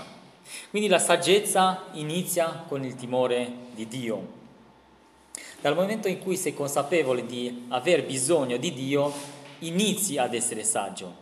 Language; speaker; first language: Italian; non-native, fluent; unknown